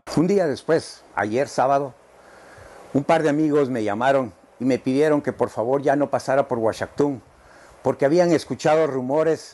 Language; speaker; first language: Spanish; native; Spanish